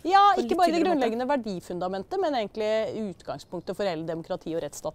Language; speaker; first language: Norwegian; native; Norwegian